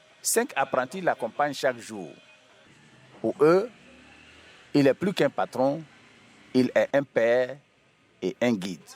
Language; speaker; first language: French; native; French